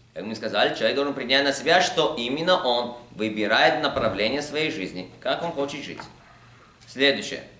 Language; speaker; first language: Russian; early bilingual, heritage; Russian